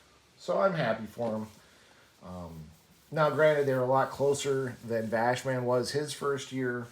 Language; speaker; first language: English; native; English